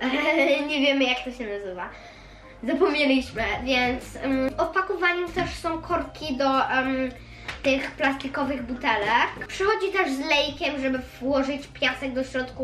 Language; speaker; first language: Polish; early bilingual, heritage; Polish